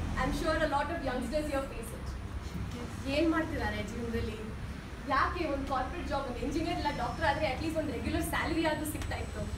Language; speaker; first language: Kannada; non-native, local second language; Tamil